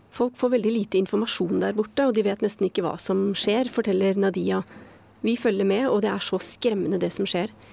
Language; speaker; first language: Norwegian; native; Norwegian